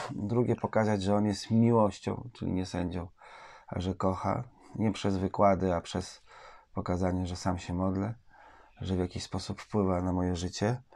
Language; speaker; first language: Polish; native; Polish